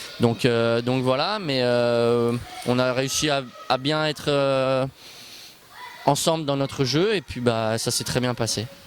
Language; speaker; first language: French; early bilingual, other home language; Bosnian